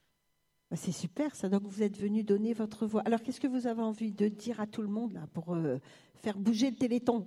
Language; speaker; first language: French; native; French